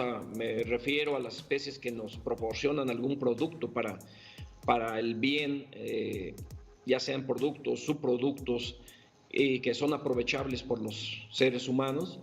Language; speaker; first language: Spanish; native; Spanish